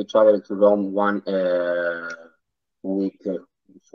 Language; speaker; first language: English; non-native, learner; Italian